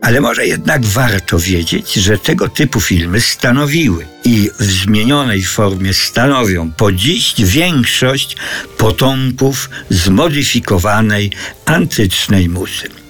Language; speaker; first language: Polish; native; Polish